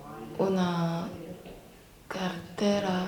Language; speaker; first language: Spanish; non-native, learner; Chinese